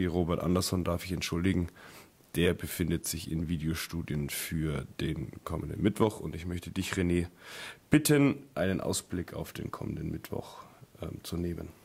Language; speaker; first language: German; native; German